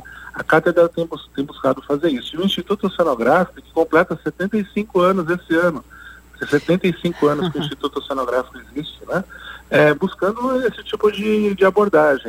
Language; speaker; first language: Portuguese; native; Portuguese